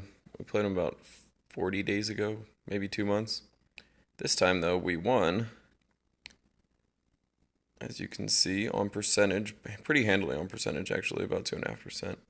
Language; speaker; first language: English; native; English